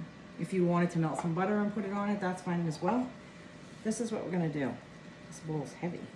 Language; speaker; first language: English; native; English